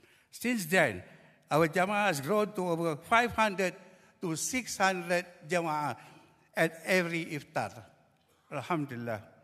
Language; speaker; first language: English; non-native, local second language; Malay